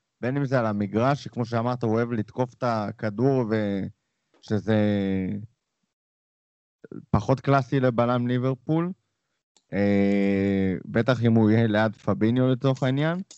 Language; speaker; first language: Hebrew; native; Hebrew